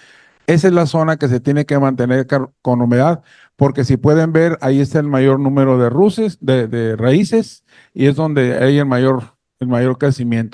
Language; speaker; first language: Spanish; native; Spanish